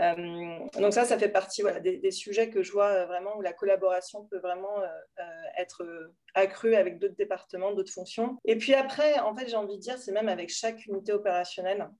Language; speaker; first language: French; native; French